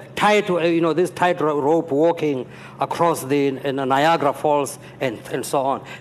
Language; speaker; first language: English; non-native, local second language; Xhosa